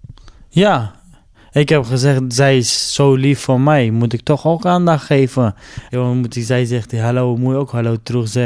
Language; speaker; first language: Dutch; non-native, learner; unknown